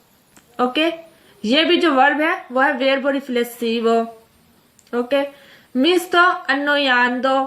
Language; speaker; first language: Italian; non-native, fluent; Urdu